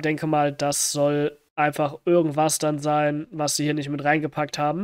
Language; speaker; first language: German; native; German